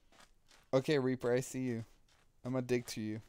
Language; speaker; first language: English; native; English